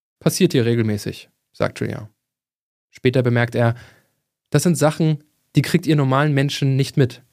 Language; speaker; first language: German; native; German